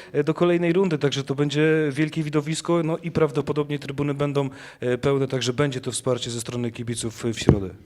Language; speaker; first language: Polish; native; Polish